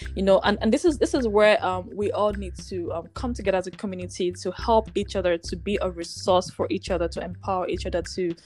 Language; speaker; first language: English; non-native, local second language; Yoruba